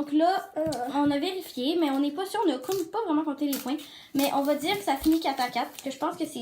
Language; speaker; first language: French; native; French